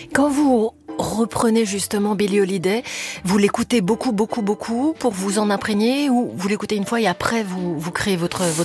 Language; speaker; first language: French; native; French